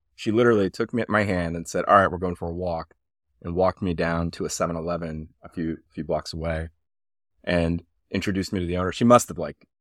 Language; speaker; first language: English; native; English